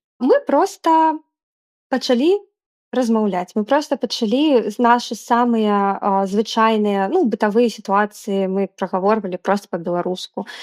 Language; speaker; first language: Belarusian; non-native, local second language; Russian